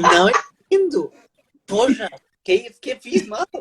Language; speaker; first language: Portuguese; non-native, learner; Spanish